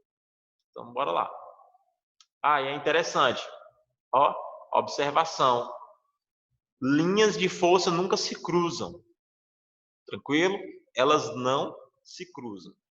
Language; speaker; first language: Portuguese; native; Portuguese